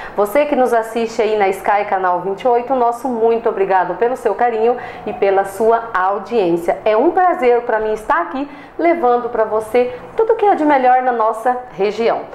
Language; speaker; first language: Portuguese; native; Portuguese